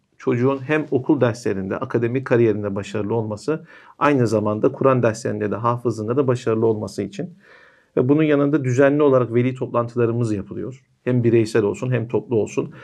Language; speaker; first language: Turkish; native; Turkish